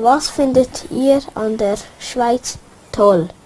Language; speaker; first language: German; early bilingual, other home language; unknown